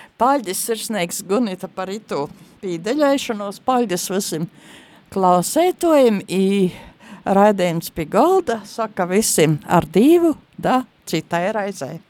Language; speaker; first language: Latvian; native; Latvian